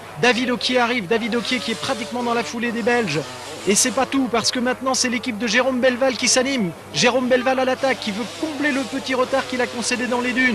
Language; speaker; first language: French; native; French